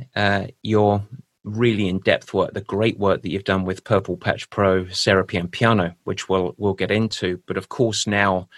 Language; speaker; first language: English; native; English